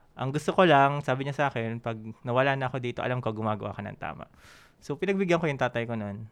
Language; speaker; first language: Filipino; native; Filipino